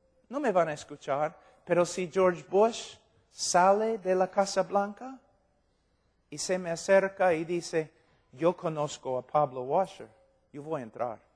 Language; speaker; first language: Spanish; non-native, fluent; English